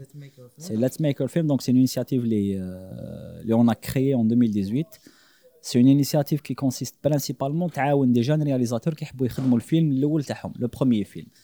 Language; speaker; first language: French; non-native, local second language; Arabic